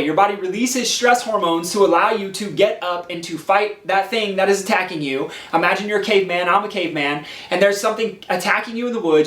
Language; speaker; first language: English; native; English